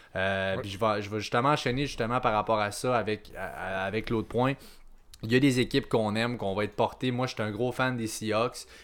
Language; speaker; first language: French; native; French